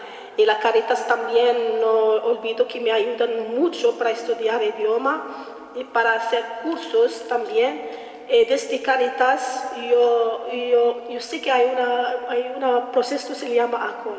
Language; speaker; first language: Spanish; non-native, learner; Arabic